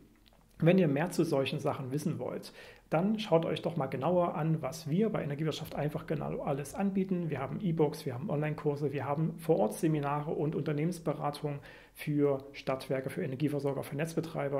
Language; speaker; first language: German; native; German